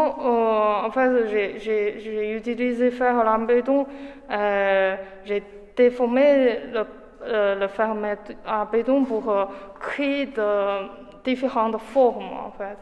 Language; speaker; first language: French; non-native, learner; Chinese